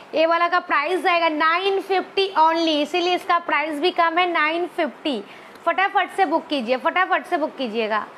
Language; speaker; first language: Hindi; non-native, local second language; Bangla